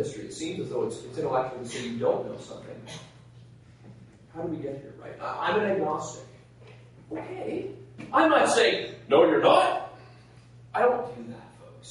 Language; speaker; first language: English; native; English